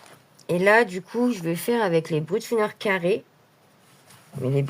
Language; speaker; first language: French; native; French